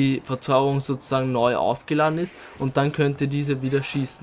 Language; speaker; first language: German; native; German